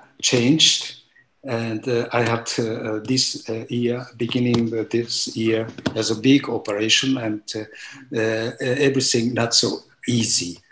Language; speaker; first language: English; non-native, learner; Japanese